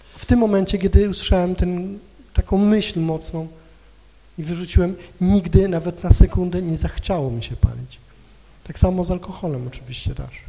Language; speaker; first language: Polish; non-native, local second language; Kashubian